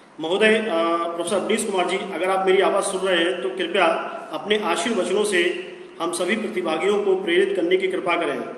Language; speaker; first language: Hindi; native; Hindi